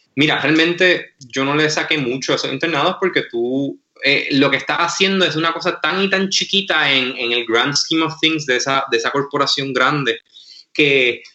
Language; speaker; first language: Spanish; native; Spanish